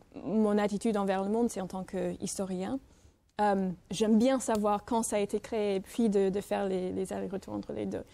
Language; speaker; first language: French; non-native, fluent; English